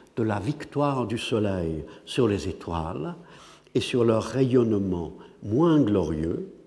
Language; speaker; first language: French; non-native, fluent; English